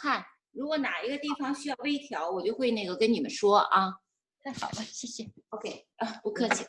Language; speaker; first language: Chinese; native; Chinese